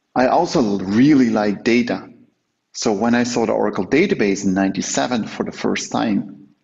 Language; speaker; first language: English; non-native, fluent; Dutch